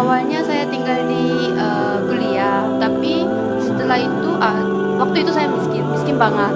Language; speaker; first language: Indonesian; non-native, learner; Korean